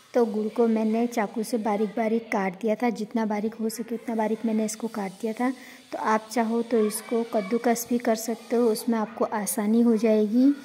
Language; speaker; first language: Hindi; native; Hindi